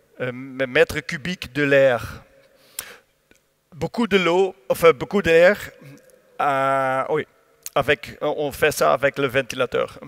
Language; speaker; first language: French; non-native, learner; Dutch